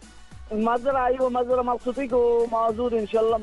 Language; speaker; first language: Arabic; non-native, learner; Bangla